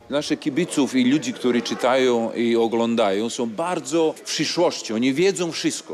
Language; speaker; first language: Polish; non-native, learner; Serbian